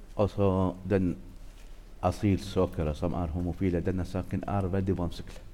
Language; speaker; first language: Norwegian; non-native, learner; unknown